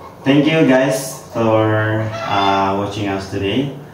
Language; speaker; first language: English; non-native, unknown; Indonesian